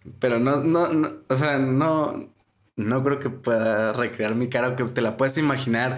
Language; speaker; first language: Spanish; native; Spanish